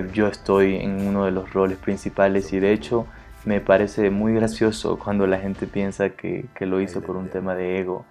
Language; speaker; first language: Spanish; non-native, fluent; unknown